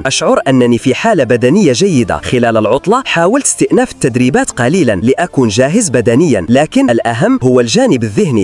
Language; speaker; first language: Arabic; native; Arabic